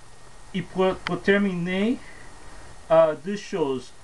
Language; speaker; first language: French; non-native, fluent; English